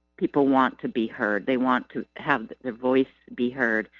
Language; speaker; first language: English; native; English